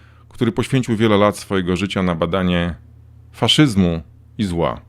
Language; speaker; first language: Polish; native; Polish